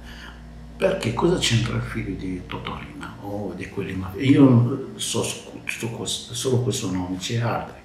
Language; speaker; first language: Italian; non-native, learner; Arabic